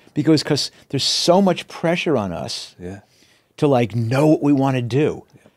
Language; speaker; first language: English; native; English